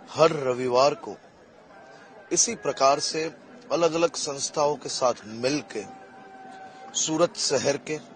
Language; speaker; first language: Hindi; non-native, local second language; Gujarati